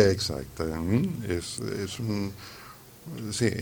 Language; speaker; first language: Catalan; non-native, fluent; Spanish